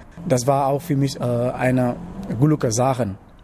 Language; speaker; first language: German; non-native, learner; Wolof